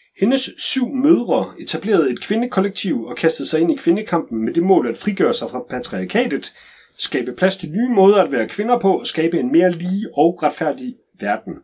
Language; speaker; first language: Danish; native; Danish